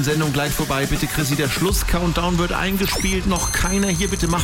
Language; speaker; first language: German; native; German